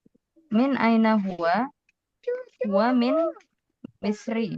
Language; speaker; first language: Arabic; non-native, learner; Indonesian